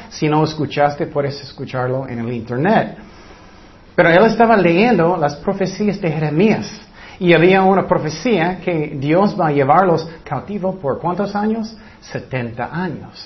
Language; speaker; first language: Spanish; non-native, fluent; English